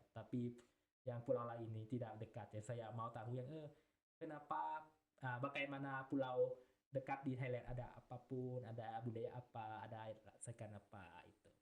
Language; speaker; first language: Indonesian; non-native, learner; Thai